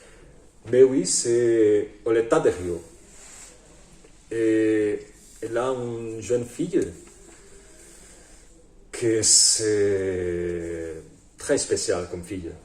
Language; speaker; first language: French; non-native, fluent; Portuguese